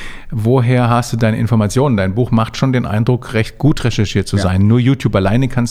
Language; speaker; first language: German; native; German